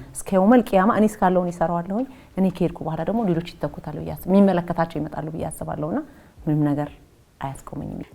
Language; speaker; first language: Amharic; native; Amharic